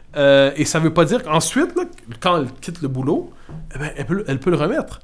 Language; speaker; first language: French; native; French